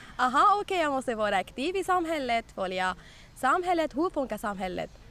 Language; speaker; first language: Swedish; non-native, learner; Arabic